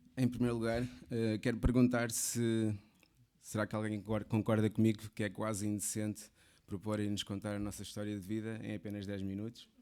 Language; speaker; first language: Portuguese; early bilingual, other home language; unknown